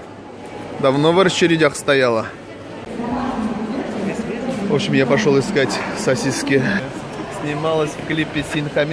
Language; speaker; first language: Russian; non-native, local second language; Tatar